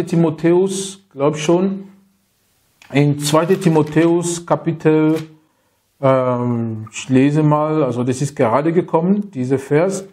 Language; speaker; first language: German; non-native, learner; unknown